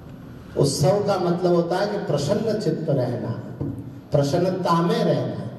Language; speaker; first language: Hindi; native; Hindi